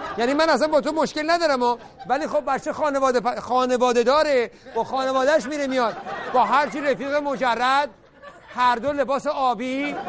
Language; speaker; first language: Persian; early bilingual, heritage; Persian